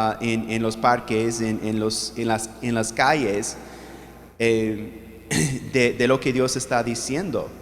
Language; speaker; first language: Spanish; non-native, fluent; English